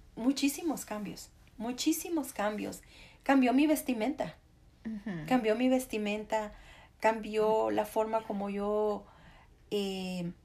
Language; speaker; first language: Spanish; native; Spanish